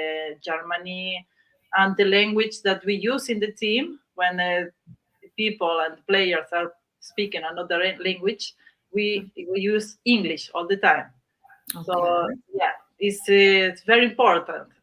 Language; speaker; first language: English; non-native, learner; Spanish